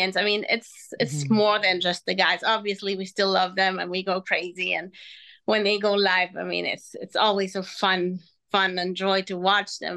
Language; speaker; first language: English; non-native, fluent; Spanish